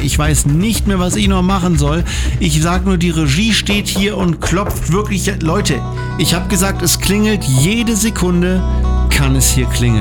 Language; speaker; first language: German; native; German